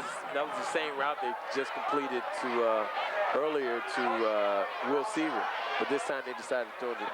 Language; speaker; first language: English; native; English